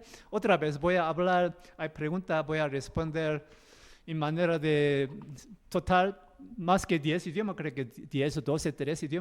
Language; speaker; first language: Spanish; non-native, learner; Korean